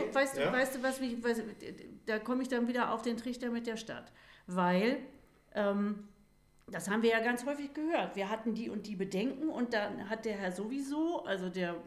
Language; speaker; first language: German; native; German